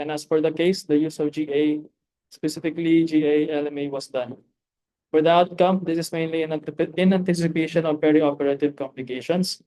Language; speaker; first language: English; non-native, local second language; Filipino